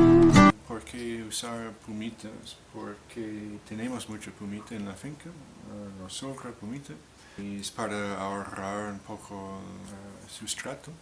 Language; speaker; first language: Spanish; non-native, fluent; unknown